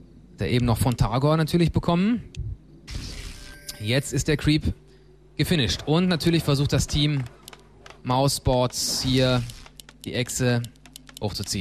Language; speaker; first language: German; native; German